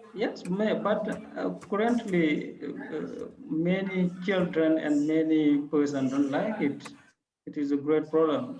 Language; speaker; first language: English; non-native, learner; French